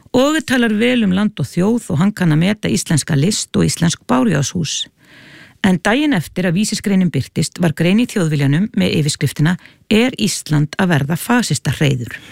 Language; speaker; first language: Icelandic; native; Icelandic